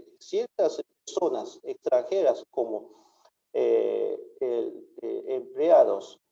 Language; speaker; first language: Spanish; non-native, fluent; Japanese